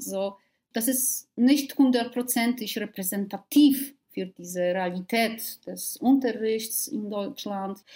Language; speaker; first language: German; non-native, fluent; Polish